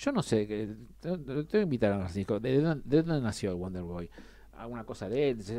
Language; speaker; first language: Spanish; native; Spanish